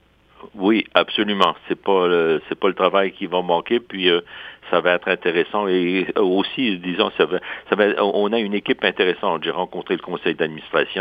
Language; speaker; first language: French; native; French